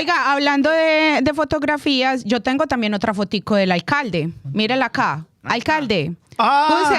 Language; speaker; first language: Spanish; native; Spanish